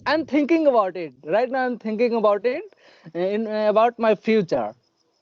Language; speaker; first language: English; non-native, learner; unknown